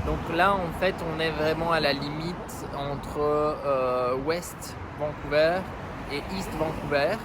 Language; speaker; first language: French; native; French